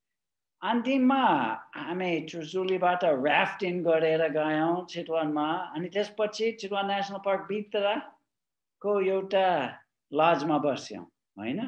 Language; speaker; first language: Nepali; non-native, fluent; English